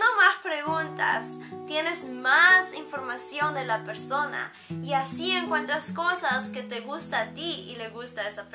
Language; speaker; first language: Spanish; early bilingual, heritage; Spanish